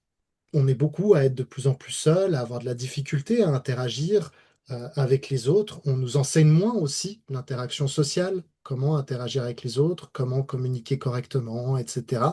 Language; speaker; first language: French; native; French